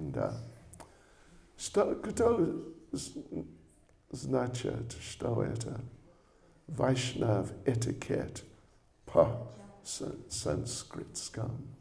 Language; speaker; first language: Russian; non-native, learner; English